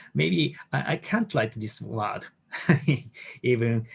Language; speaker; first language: English; non-native, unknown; Japanese